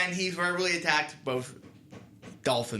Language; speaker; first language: English; native; English